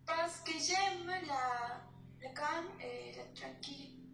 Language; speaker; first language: French; non-native, learner; Spanish